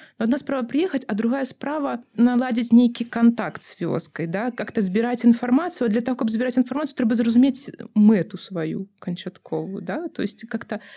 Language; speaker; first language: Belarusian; non-native, local second language; Russian